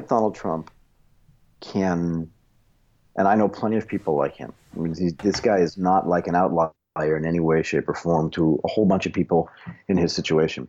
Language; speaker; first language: English; native; English